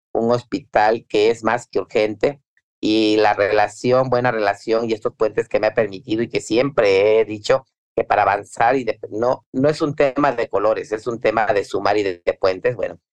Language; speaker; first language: Spanish; native; Spanish